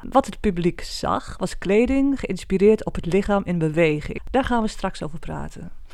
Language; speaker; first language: Dutch; native; Dutch